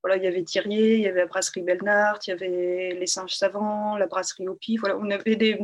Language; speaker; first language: French; native; French